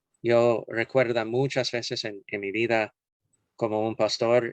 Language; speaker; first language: Spanish; non-native, fluent; English